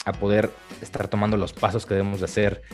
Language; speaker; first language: Spanish; native; Spanish